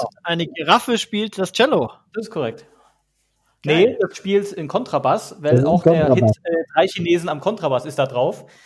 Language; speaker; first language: German; native; German